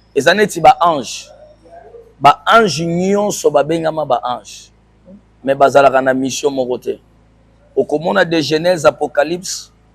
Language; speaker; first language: Lingala; non-native, local second language; Swahili